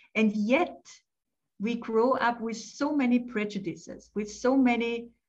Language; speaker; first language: English; non-native, fluent; German